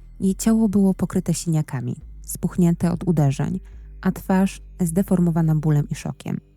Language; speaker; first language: Polish; native; Polish